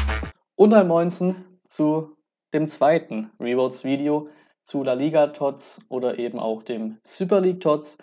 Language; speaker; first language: German; native; German